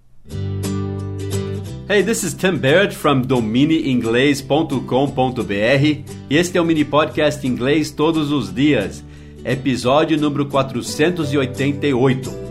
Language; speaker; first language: Portuguese; non-native, fluent; English